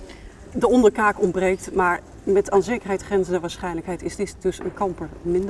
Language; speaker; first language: Dutch; native; Dutch